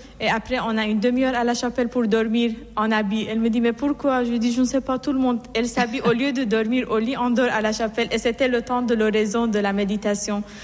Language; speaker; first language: French; non-native, fluent; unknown